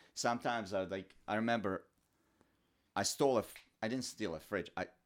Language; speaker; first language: English; non-native, fluent; Bosnian